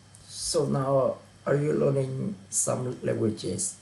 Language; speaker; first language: English; non-native, learner; Vietnamese